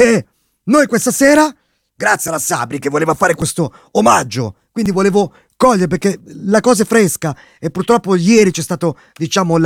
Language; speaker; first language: Italian; native; Italian